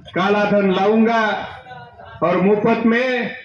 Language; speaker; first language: Hindi; non-native, local second language; Marathi